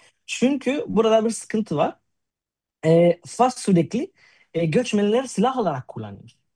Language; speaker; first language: Turkish; non-native, fluent; Spanish